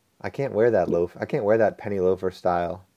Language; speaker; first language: English; native; English